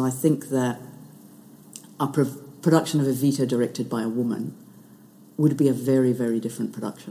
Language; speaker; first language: English; native; English